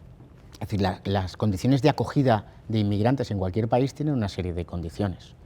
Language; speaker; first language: Spanish; native; Spanish